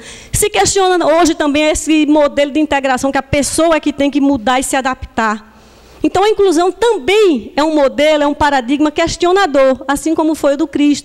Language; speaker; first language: Portuguese; native; Portuguese